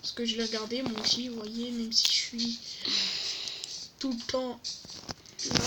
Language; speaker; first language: French; native; French